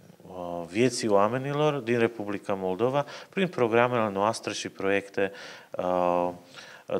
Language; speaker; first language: Romanian; non-native, fluent; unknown